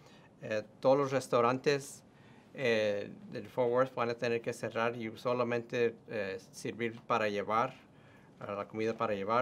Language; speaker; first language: Spanish; early bilingual, heritage; Spanish